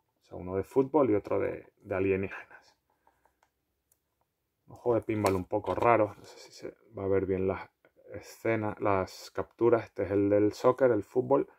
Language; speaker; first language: Spanish; native; Spanish